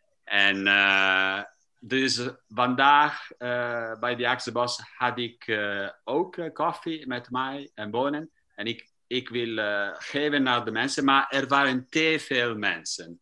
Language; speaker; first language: Dutch; non-native, learner; Portuguese